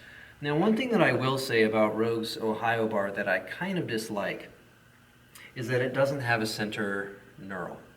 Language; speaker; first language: English; native; English